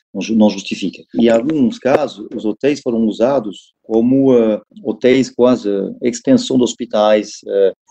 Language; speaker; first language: Portuguese; non-native, fluent; French